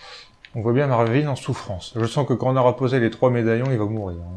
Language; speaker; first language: French; native; French